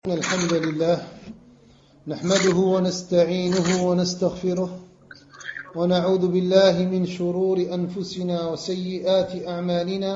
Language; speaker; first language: Arabic; non-native, fluent; French